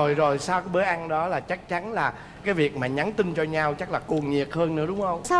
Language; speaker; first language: Vietnamese; native; Vietnamese